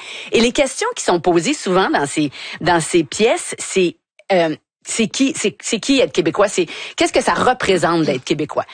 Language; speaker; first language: French; native; French